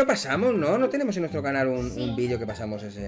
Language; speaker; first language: Spanish; native; Spanish